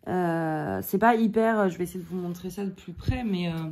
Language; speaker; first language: French; native; French